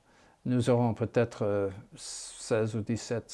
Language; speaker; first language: French; non-native, fluent; English